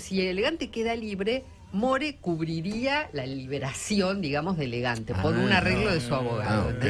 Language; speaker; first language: Spanish; native; Spanish